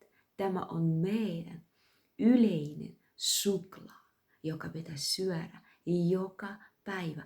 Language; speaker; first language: Finnish; non-native, fluent; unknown